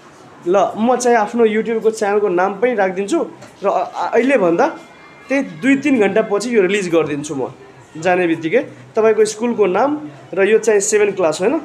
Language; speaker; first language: Nepali; non-native, local second language; Maithili